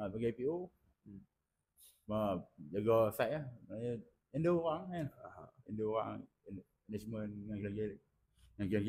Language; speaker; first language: Malay; native; Malay